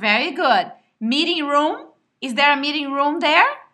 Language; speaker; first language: English; non-native, fluent; Portuguese